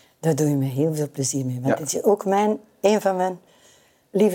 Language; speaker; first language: Dutch; native; Dutch